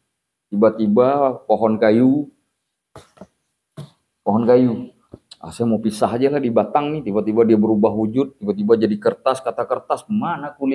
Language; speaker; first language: Indonesian; native; Indonesian